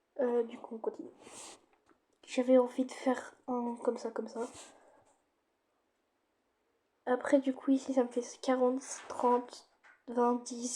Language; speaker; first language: French; native; French